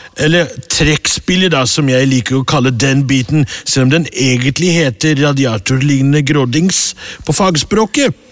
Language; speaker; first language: Norwegian; early bilingual, other home language; Urdu